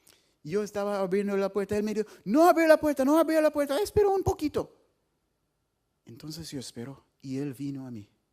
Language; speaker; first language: Spanish; non-native, fluent; English